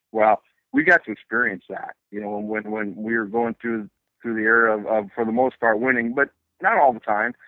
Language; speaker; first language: English; native; English